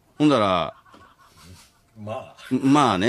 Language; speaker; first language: Japanese; native; Japanese